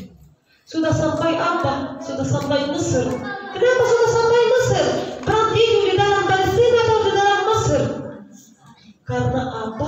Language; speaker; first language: Indonesian; non-native, learner; Arabic